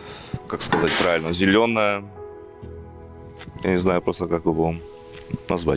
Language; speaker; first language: Russian; non-native, fluent; Greek